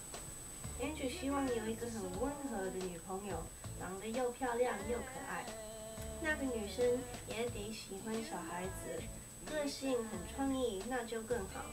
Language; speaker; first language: Chinese; early bilingual, heritage; Chinese